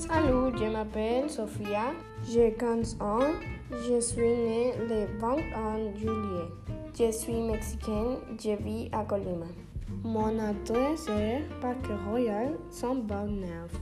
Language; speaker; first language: French; non-native, learner; Spanish